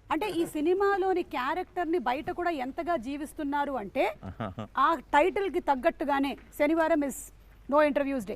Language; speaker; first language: Telugu; native; Telugu